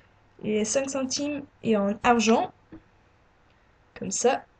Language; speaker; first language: French; non-native, learner; English